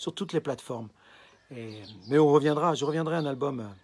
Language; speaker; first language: French; native; French